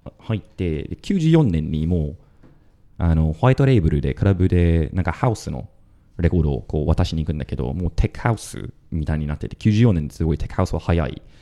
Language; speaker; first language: Japanese; non-native, fluent; English